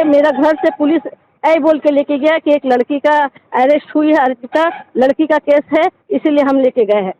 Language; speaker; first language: Hindi; non-native, local second language; Bangla